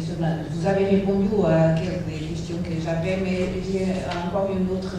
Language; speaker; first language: French; non-native, fluent; Portuguese